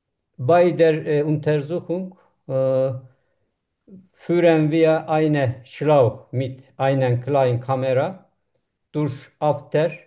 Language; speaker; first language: German; non-native, learner; Turkish